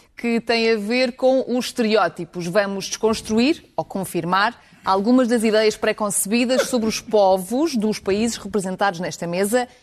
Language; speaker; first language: Portuguese; non-native, fluent; Ukrainian